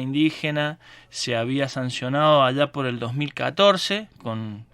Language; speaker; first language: Spanish; native; Spanish